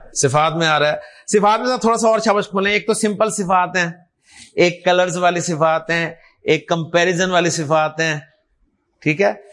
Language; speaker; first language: Urdu; native; Urdu